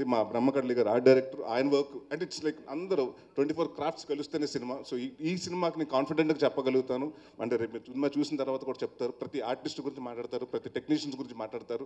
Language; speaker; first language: Telugu; native; Telugu